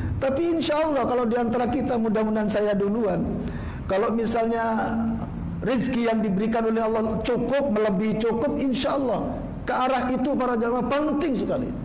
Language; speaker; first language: Malay; non-native, local second language; Javanese